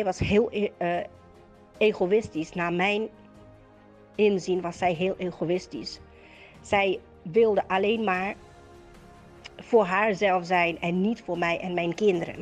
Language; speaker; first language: Dutch; native; Dutch